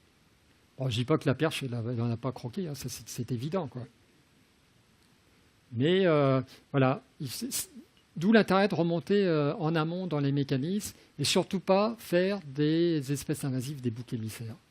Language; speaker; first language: French; native; French